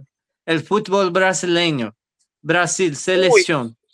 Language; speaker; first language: Spanish; non-native, learner; Portuguese